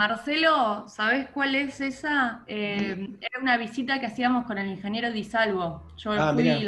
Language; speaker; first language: Spanish; native; Spanish